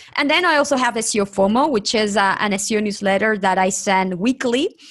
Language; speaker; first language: English; non-native, fluent; Spanish